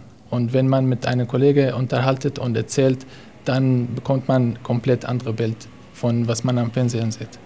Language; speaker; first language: German; non-native, fluent; Arabic